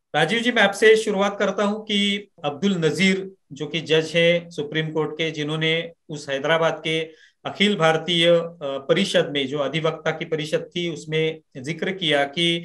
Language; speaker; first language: Hindi; non-native, local second language; Marathi